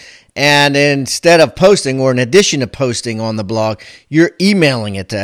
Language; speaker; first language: English; native; English